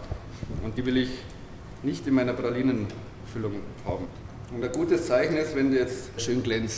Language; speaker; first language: German; native; German